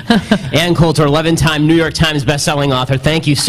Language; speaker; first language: English; native; English